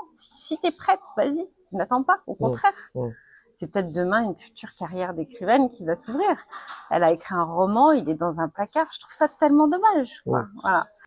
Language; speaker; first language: French; early bilingual, other home language; Spanish